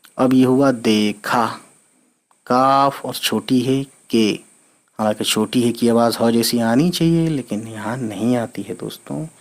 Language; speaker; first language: Urdu; native; Urdu